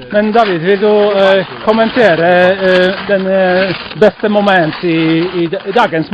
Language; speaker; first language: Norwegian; non-native, learner; Polish